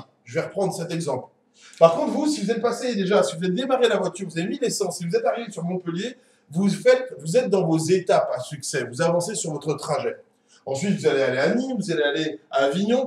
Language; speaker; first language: French; native; French